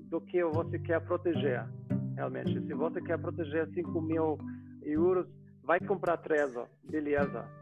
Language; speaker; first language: Portuguese; non-native, fluent; German